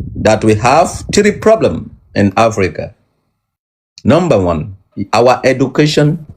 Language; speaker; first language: English; non-native, local second language; Yoruba